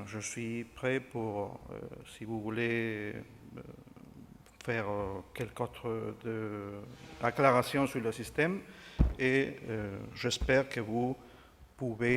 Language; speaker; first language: French; non-native, fluent; Spanish